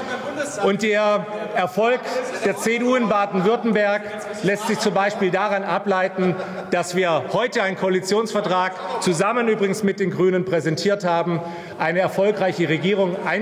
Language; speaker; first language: German; native; German